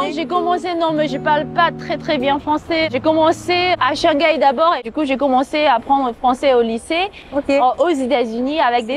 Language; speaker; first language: French; non-native, fluent; Chinese